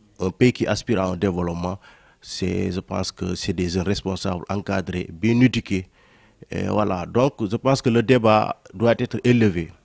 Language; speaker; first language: French; non-native, local second language; Wolof